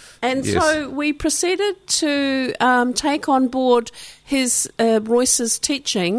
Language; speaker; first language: English; native; English